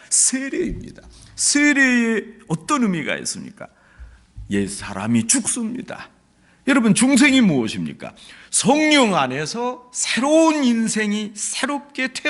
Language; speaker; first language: Korean; native; Korean